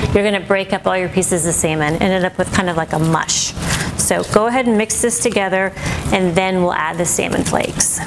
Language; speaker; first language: English; native; English